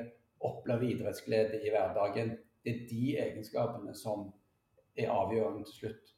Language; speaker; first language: Norwegian; native; Norwegian